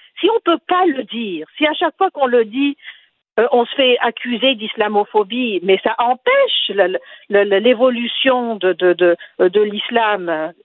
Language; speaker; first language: French; non-native, local second language; Arabic